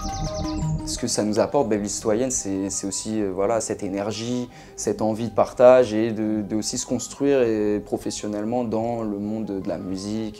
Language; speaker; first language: French; native; French